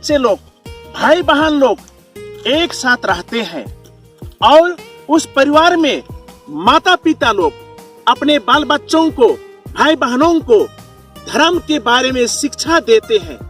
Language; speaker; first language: Hindi; non-native, local second language; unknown